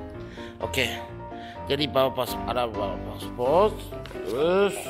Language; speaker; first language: Indonesian; non-native, fluent; Japanese